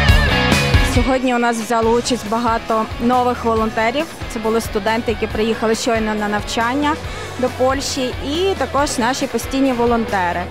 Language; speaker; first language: Ukrainian; native; Ukrainian